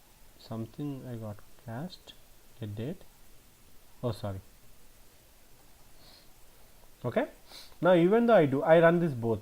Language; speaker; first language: English; non-native, local second language; Telugu